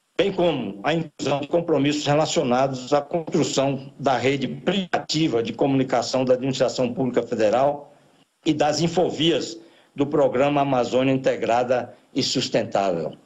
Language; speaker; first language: Portuguese; native; Portuguese